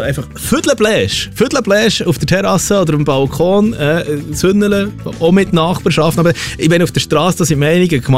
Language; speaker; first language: German; native; German